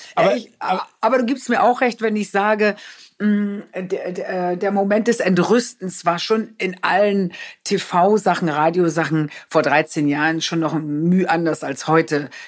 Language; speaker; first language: German; non-native, local second language; Low German